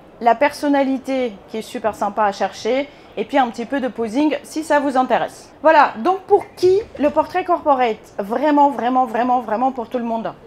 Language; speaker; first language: French; non-native, fluent; Bulgarian